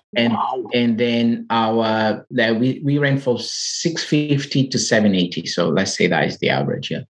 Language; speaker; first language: English; non-native, fluent; Portuguese